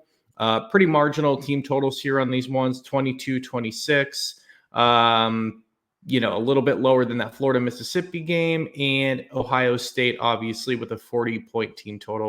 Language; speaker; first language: English; native; English